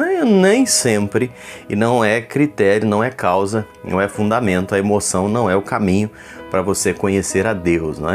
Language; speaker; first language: Portuguese; native; Portuguese